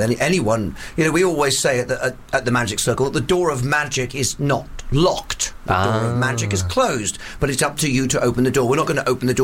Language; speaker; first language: English; native; English